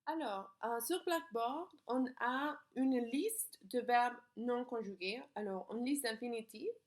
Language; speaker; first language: French; non-native, fluent; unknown